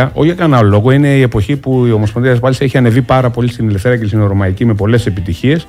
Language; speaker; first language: Greek; native; Greek